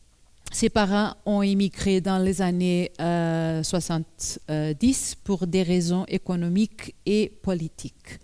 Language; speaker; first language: French; non-native, learner; Portuguese